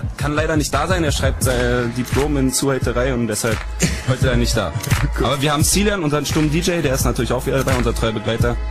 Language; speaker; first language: German; non-native, fluent; French